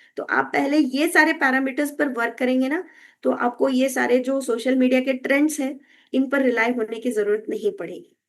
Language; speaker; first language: Hindi; non-native, local second language; Kannada